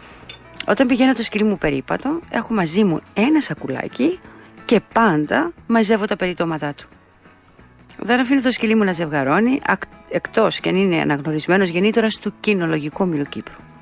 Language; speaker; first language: Greek; native; Greek